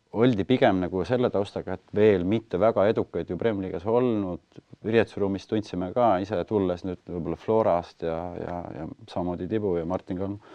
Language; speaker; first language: Estonian; native; Estonian